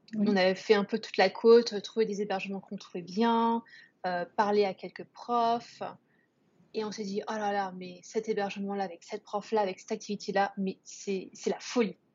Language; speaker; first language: French; native; French